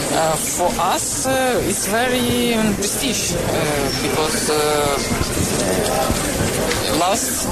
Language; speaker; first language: English; non-native, learner; Ukrainian